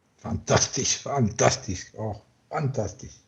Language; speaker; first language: English; non-native, learner; Spanish